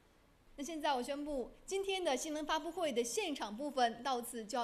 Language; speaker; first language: Chinese; native; Chinese